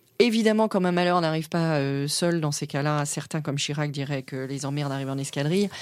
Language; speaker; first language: French; native; French